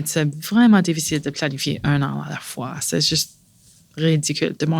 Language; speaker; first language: French; non-native, local second language; English